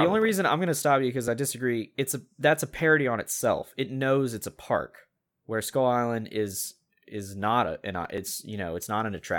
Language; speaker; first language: English; native; English